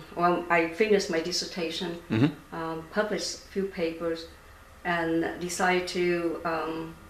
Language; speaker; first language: English; non-native, fluent; Vietnamese